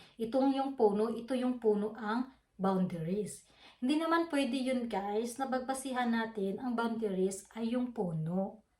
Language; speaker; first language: Filipino; non-native, local second language; Waray